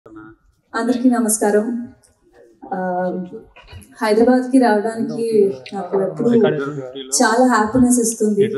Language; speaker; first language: Telugu; non-native, local second language; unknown